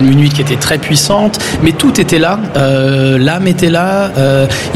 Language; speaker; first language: French; native; French